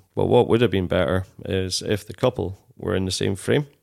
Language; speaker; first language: English; native; English